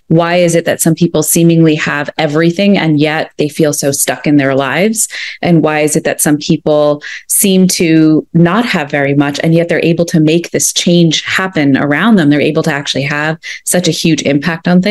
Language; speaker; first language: English; native; English